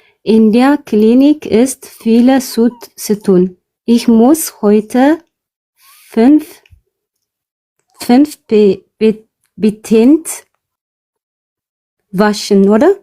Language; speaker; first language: German; non-native, learner; Amharic